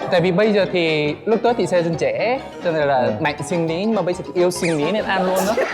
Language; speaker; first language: Vietnamese; non-native, fluent; Korean